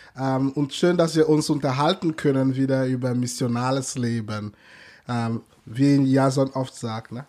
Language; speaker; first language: German; non-native, fluent; English